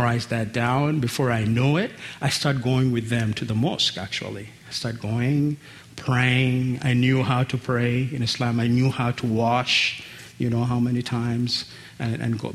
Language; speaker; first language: English; non-native, fluent; Arabic